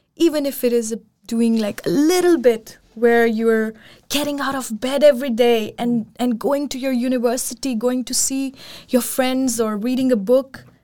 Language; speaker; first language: English; non-native, local second language; Urdu